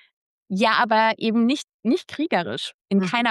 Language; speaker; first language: German; native; German